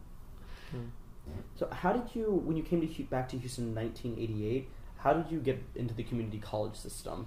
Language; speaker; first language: English; native; English